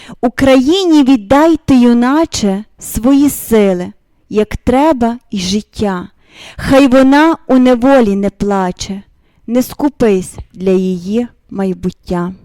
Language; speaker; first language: Ukrainian; native; Ukrainian